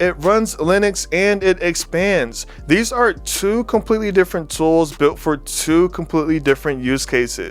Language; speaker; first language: English; native; English